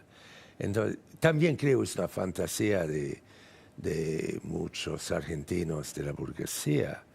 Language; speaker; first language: Spanish; non-native, fluent; English